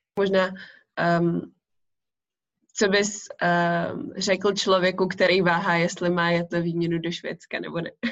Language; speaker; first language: Czech; native; Czech